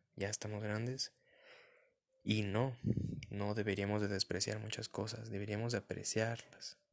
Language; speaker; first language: Spanish; early bilingual, heritage; Spanish